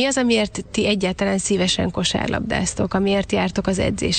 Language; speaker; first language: Hungarian; native; Hungarian